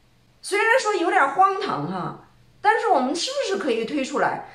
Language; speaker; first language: Chinese; native; Chinese